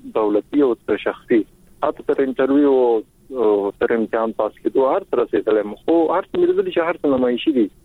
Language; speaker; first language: Pashto; native; Pashto